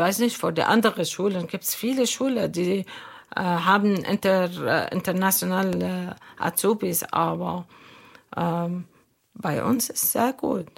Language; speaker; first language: German; non-native, learner; Arabic